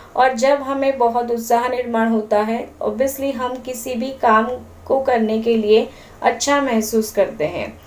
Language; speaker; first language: Hindi; non-native, local second language; Marathi